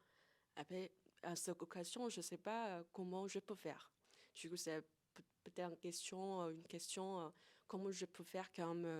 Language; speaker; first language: French; non-native, learner; Chinese